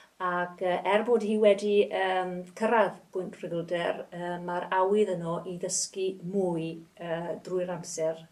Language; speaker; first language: Welsh; native; Welsh